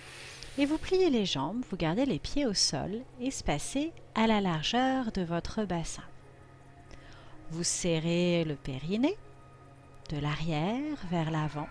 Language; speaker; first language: French; native; French